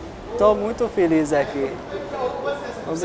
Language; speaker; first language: Portuguese; non-native, local second language; Arabic